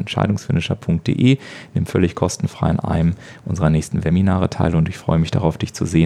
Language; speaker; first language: German; native; German